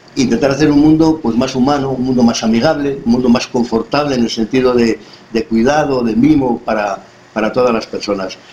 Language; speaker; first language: Spanish; native; Spanish